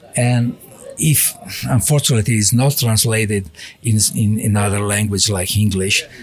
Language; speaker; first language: English; non-native, learner; Italian